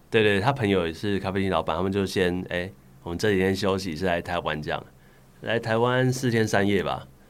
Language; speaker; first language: Chinese; native; Chinese